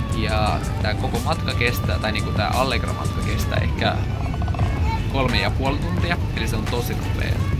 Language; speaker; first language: Finnish; non-native, fluent; Russian